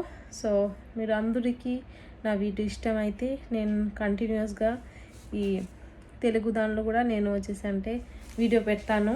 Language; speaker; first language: Telugu; non-native, fluent; Bangla